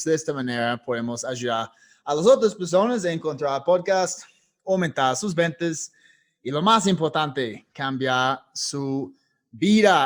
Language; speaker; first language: Spanish; non-native, fluent; English